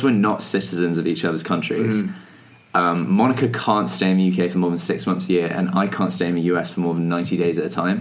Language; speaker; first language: English; native; English